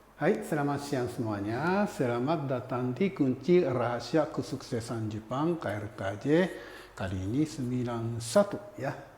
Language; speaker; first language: Indonesian; non-native, fluent; Japanese